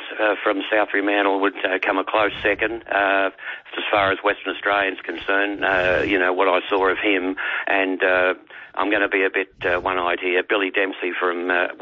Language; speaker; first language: English; native; English